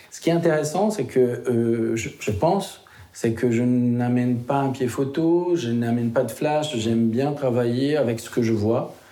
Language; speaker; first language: French; non-native, fluent; Portuguese